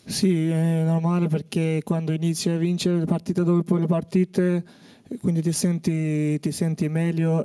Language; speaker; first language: Italian; non-native, fluent; Albanian